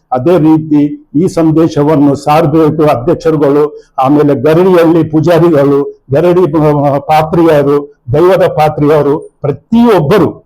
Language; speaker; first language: Kannada; non-native, local second language; Tulu